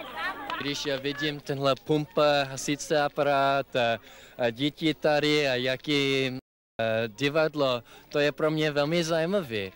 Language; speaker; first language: Czech; non-native, learner; English